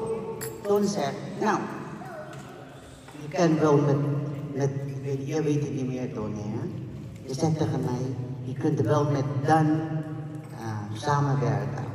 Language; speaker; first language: Dutch; non-native, fluent; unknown